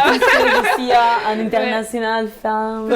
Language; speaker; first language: French; non-native, learner; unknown